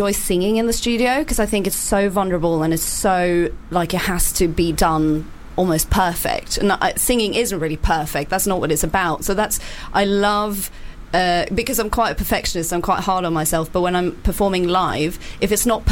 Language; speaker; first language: English; non-native, fluent; Norwegian